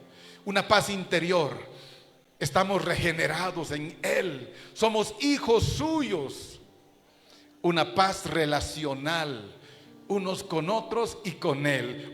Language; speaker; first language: Spanish; native; Spanish